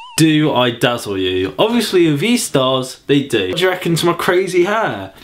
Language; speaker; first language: English; native; English